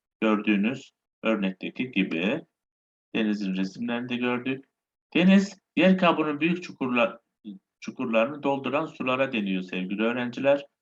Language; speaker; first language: Turkish; native; Turkish